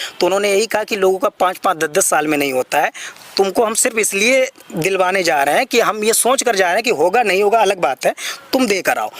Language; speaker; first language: Hindi; native; Hindi